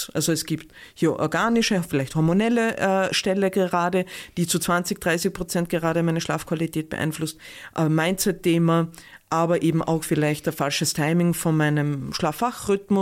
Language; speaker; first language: German; native; German